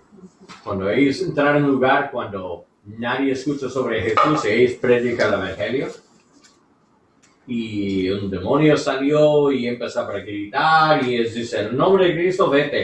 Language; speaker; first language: Spanish; non-native, learner; English